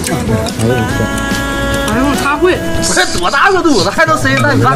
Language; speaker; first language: Chinese; native; Chinese